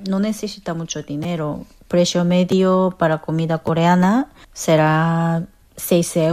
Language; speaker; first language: Spanish; non-native, fluent; Korean